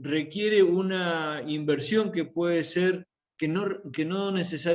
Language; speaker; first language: Spanish; native; Spanish